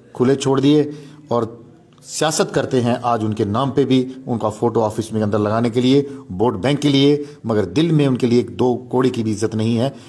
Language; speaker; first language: Hindi; non-native, local second language; Dogri